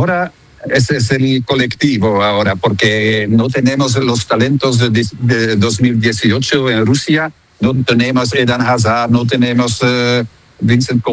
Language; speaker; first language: Spanish; non-native, fluent; Dutch